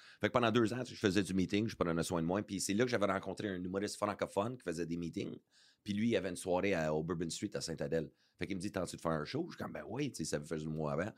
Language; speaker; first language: French; early bilingual, heritage; English